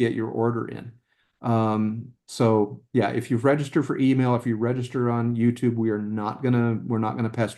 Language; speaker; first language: English; native; English